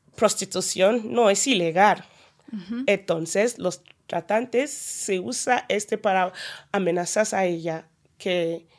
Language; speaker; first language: Spanish; non-native, learner; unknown